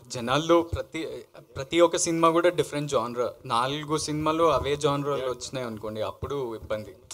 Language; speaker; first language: Telugu; native; Telugu